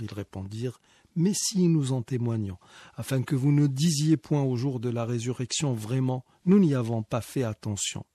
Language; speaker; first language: French; non-native, local second language; Arabic